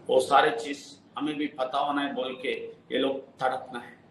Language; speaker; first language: Hindi; non-native, local second language; Telugu